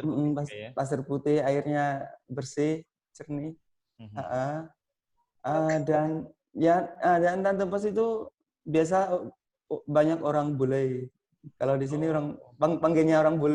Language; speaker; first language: Indonesian; non-native, fluent; Thai